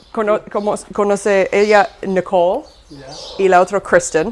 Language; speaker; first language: Spanish; non-native, learner; English